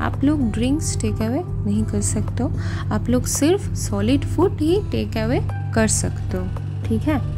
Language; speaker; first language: Hindi; non-native, local second language; Bangla